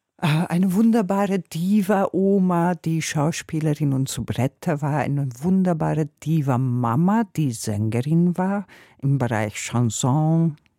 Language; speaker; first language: German; non-native, fluent; Hungarian